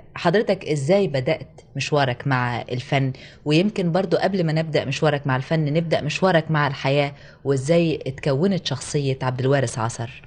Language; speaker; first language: Arabic; native; Arabic